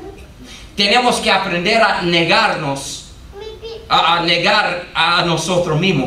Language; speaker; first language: Spanish; non-native, fluent; English